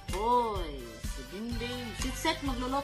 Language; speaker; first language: Filipino; non-native, local second language; Cebuano